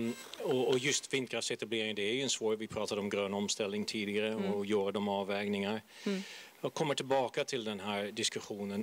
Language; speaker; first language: Swedish; non-native, fluent; Dutch